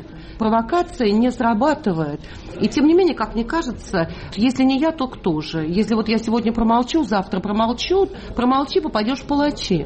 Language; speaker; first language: Russian; native; Russian